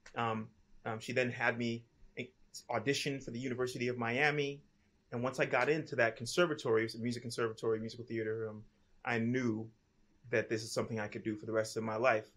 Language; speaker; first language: English; native; English